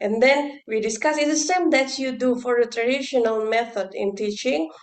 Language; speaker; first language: English; non-native, fluent; Indonesian